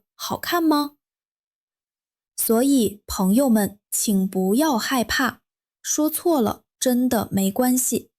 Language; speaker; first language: Chinese; non-native, fluent; Vietnamese